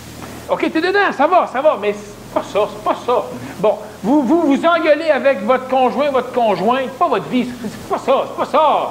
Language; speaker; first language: French; native; French